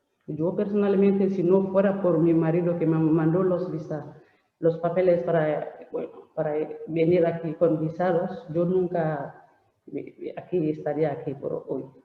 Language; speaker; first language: Spanish; non-native, learner; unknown